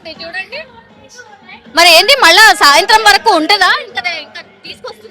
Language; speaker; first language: Telugu; native; Telugu